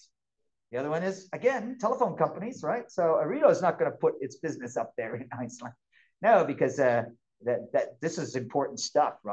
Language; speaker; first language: English; native; English